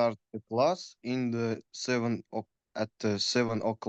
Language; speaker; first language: English; non-native, learner; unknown